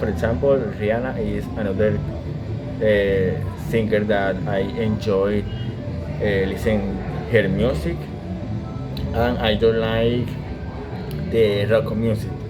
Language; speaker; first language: English; non-native, learner; Spanish